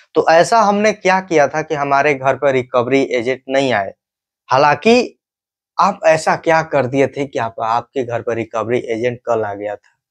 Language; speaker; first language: Hindi; native; Hindi